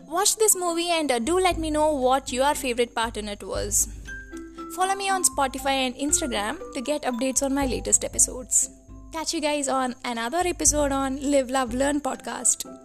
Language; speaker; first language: English; non-native, local second language; Tamil